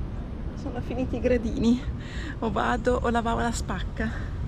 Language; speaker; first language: Italian; native; Italian